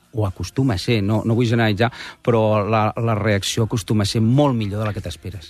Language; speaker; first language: Catalan; native; Catalan